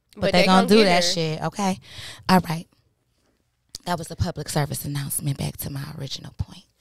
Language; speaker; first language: English; native; English